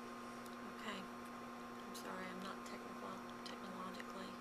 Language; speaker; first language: English; native; English